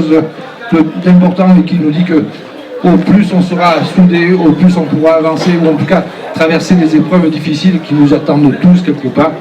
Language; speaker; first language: French; native; French